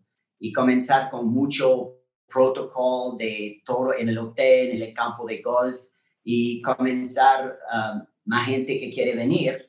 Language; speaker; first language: Spanish; non-native, learner; French